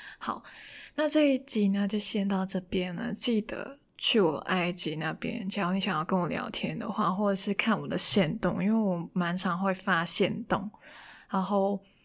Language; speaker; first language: Chinese; non-native, local second language; Cantonese